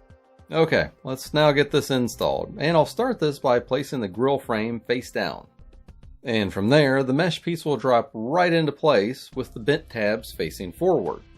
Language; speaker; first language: English; native; English